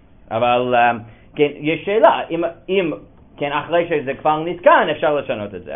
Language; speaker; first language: Hebrew; non-native, fluent; English